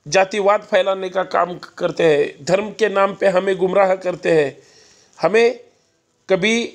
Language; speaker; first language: Hindi; non-native, local second language; Marathi